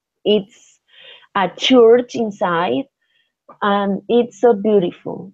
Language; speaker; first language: English; non-native, learner; Spanish